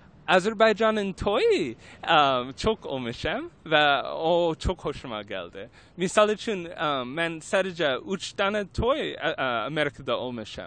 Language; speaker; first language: Turkish; non-native, learner; English